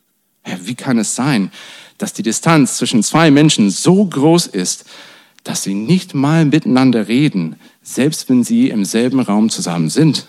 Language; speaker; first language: German; non-native, fluent; English